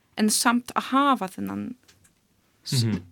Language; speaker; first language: Icelandic; non-native, learner; Polish